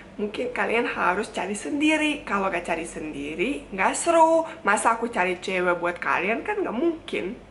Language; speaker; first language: Indonesian; non-native, fluent; Bosnian